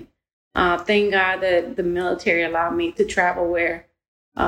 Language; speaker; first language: English; early bilingual, other home language; Spanish